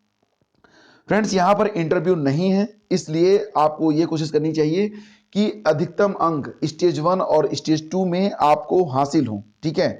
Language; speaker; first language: Hindi; native; Hindi